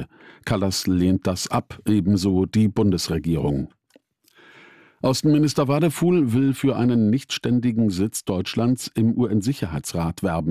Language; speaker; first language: German; native; German